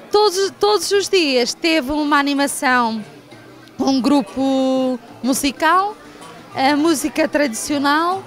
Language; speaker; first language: Portuguese; native; Portuguese